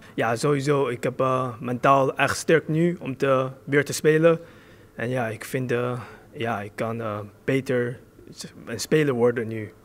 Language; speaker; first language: Dutch; early bilingual, other home language; Chinese